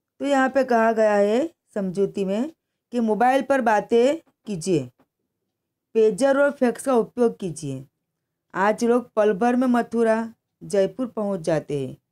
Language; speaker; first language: Hindi; non-native, local second language; Gujarati